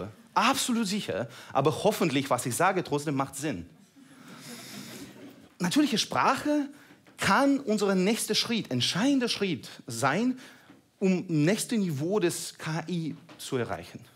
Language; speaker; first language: German; non-native, fluent; Russian